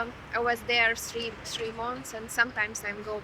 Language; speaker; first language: English; non-native, learner; Hungarian